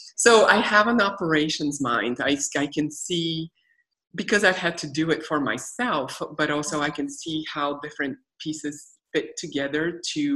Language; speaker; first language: English; non-native, fluent; Bulgarian